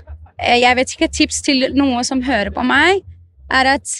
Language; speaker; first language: Norwegian; non-native, fluent; Arabic